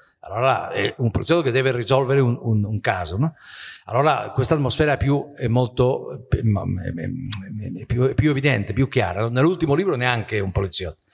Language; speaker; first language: Italian; non-native, fluent; Spanish